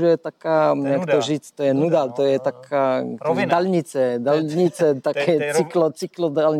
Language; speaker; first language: Czech; non-native, learner; Polish